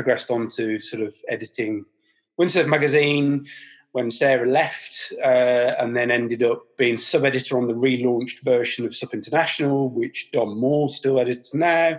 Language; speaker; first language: English; native; English